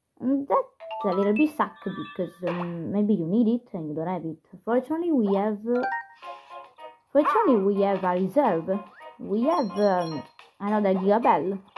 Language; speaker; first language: English; non-native, learner; Italian